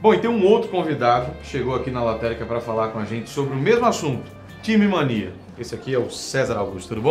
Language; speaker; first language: Portuguese; native; Portuguese